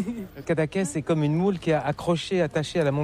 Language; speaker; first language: French; native; French